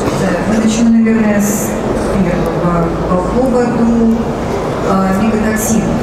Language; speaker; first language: Russian; native; Russian